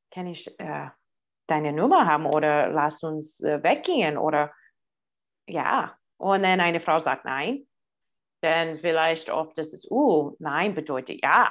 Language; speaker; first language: German; non-native, fluent; English